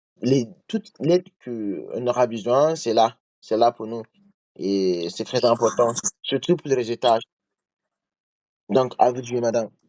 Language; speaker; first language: French; non-native, learner; English